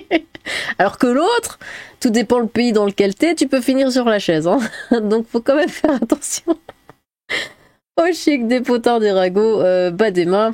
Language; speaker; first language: French; native; French